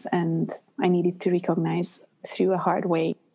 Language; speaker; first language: English; non-native, fluent; Hungarian